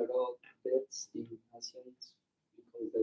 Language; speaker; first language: English; non-native, learner; Spanish